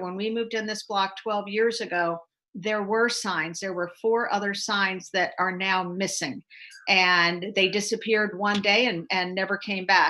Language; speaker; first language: English; native; English